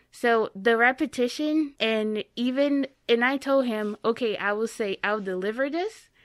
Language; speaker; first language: English; non-native, fluent; Portuguese